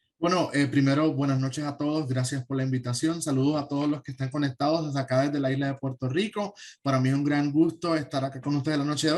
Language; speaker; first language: Spanish; native; Spanish